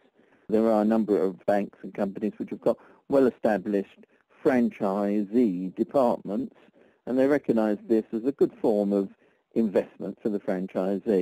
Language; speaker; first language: English; native; English